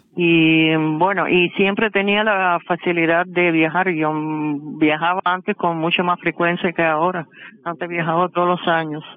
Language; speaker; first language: Spanish; non-native, fluent; Russian